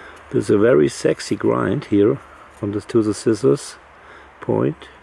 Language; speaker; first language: English; non-native, fluent; German